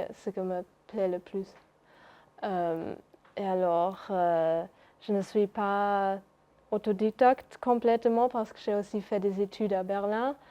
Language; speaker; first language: French; non-native, local second language; Luxembourgish